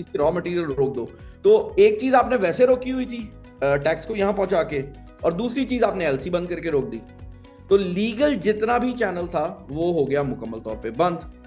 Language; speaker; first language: Urdu; non-native, local second language; Punjabi